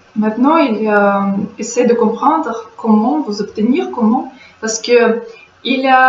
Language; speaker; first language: French; non-native, fluent; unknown